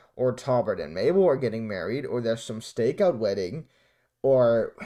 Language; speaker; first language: English; non-native, fluent; Dutch